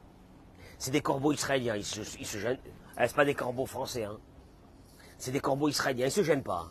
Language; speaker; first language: French; native; French